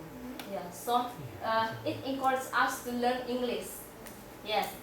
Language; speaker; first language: English; non-native, fluent; Indonesian